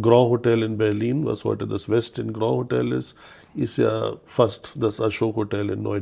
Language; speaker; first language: German; non-native, fluent; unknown